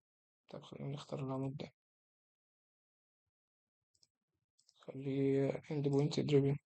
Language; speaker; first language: Arabic; native; Arabic